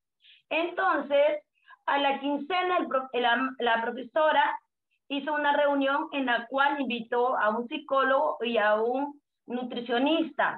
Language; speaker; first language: Spanish; native; Spanish